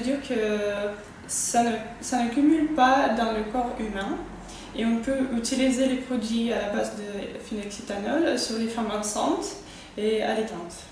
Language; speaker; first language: French; non-native, fluent; Russian